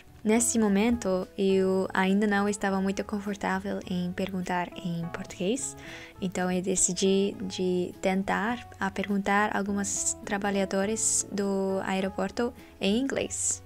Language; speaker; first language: Portuguese; non-native, learner; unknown